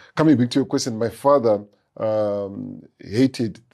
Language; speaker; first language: English; non-native, local second language; Shona